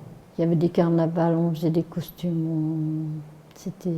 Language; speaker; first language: French; native; French